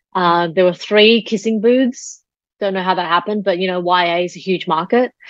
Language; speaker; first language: English; early bilingual, other home language; Chinese